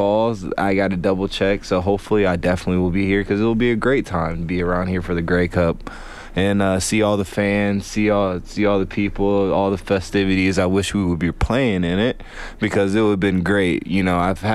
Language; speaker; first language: English; native; English